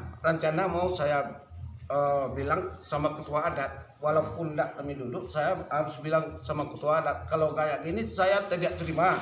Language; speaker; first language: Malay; non-native, local second language; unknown